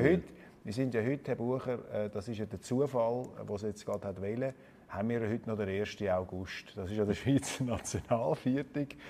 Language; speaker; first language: German; native; German